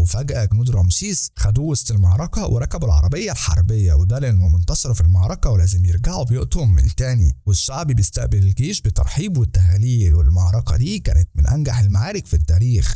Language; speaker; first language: Arabic; native; Arabic